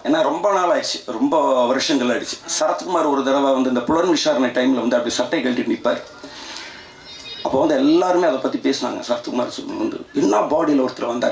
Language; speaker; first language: Tamil; native; Tamil